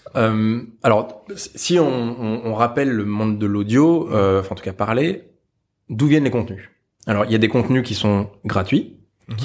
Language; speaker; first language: French; native; French